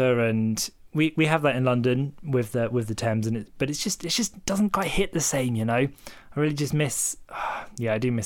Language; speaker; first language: English; native; English